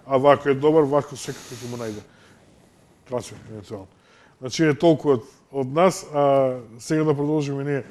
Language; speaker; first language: Macedonian; native; Macedonian